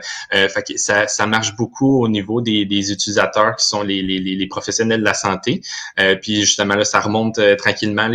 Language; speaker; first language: French; native; French